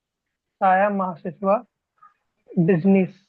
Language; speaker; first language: Indonesian; non-native, learner; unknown